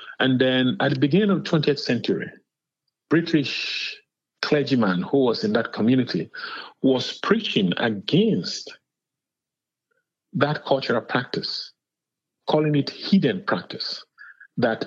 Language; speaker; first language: English; non-native, local second language; Igbo